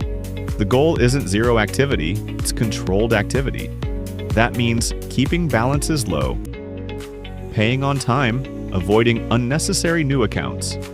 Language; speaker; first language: English; native; English